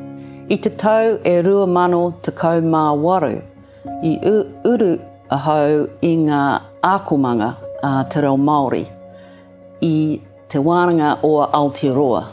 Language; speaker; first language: Māori; non-native, learner; English